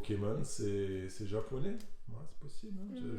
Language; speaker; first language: French; native; French